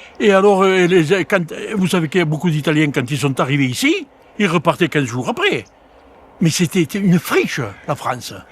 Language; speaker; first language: French; native; French